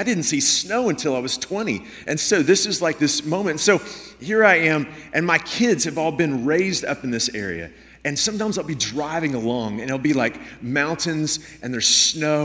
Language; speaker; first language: English; native; English